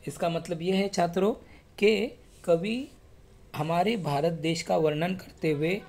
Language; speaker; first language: Hindi; non-native, local second language; Marathi